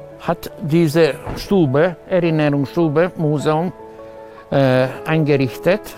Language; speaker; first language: German; non-native, learner; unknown